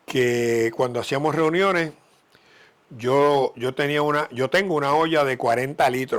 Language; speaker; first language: Spanish; native; Spanish